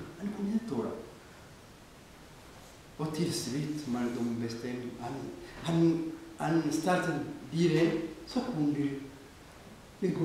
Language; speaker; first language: Swedish; non-native, fluent; Rundi